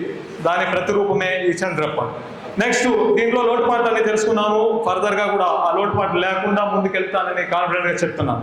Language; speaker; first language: Telugu; native; Telugu